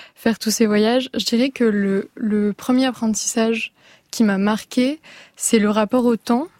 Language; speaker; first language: French; native; French